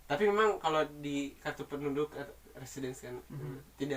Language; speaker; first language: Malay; non-native, local second language; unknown